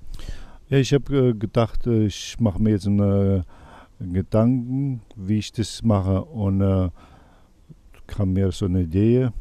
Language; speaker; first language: German; non-native, learner; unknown